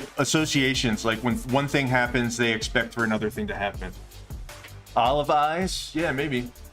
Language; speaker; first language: English; native; English